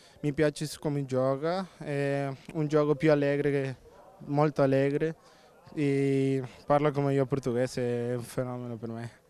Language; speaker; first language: Italian; non-native, learner; Portuguese